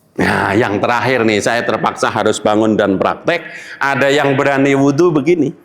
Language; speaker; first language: Indonesian; non-native, local second language; Javanese